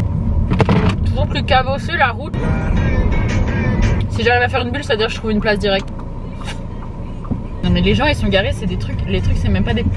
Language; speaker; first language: French; native; French